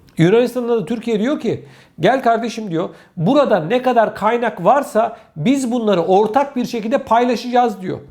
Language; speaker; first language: Turkish; native; Turkish